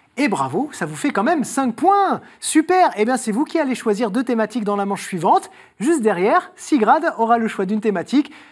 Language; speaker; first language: French; native; French